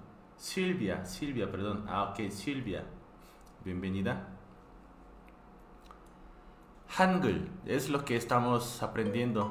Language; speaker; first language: Spanish; non-native, fluent; Korean